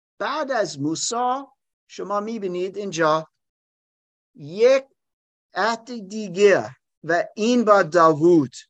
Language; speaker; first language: Persian; non-native, learner; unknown